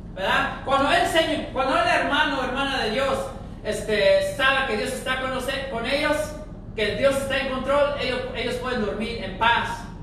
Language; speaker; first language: Spanish; early bilingual, heritage; Spanish